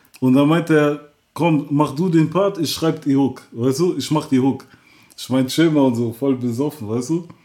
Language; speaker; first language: German; early bilingual, other home language; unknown